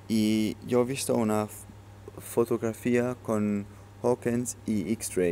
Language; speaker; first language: Spanish; non-native, learner; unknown